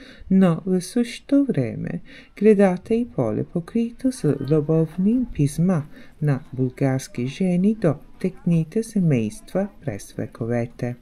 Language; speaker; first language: Bulgarian; non-native, learner; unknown